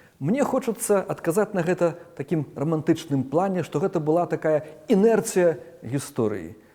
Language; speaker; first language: Belarusian; native; Belarusian